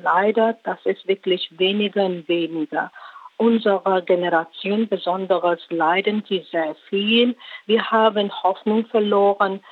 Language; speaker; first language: German; non-native, learner; Rohingya